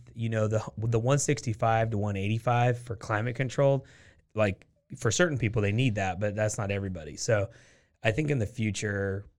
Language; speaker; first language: English; native; English